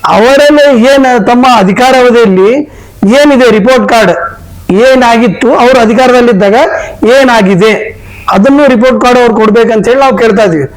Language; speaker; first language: Kannada; non-native, local second language; Urdu